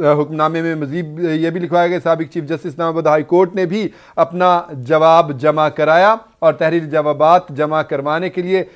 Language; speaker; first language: Urdu; native; Urdu